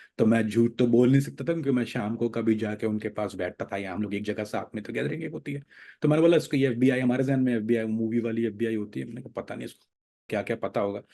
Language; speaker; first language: Urdu; native; Urdu